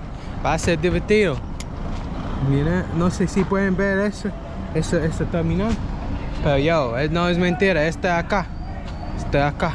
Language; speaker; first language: Spanish; non-native, learner; English